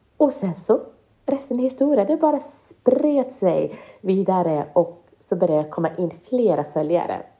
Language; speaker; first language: Swedish; early bilingual, other home language; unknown